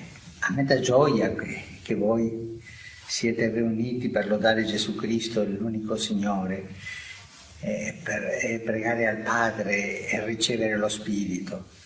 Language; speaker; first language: Italian; non-native, fluent; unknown